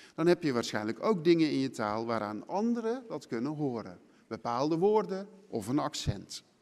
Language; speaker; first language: Dutch; native; Dutch